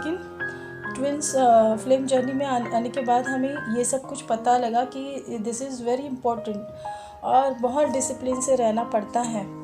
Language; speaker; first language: Hindi; non-native, local second language; Marathi